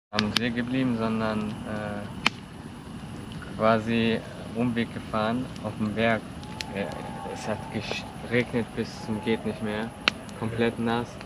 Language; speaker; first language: German; non-native, fluent; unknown